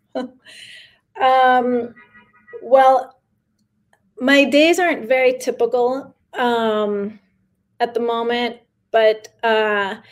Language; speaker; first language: English; early bilingual, other home language; Spanish